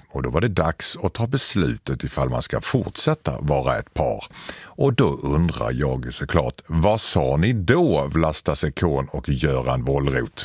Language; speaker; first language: Swedish; native; Swedish